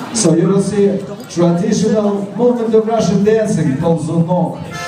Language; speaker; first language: English; non-native, fluent; Russian